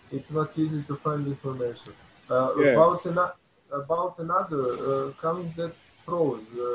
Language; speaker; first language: English; non-native, learner; Bosnian